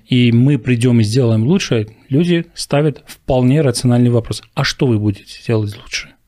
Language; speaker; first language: Russian; non-native, local second language; Armenian